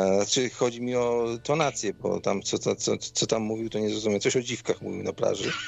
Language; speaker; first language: Polish; native; Polish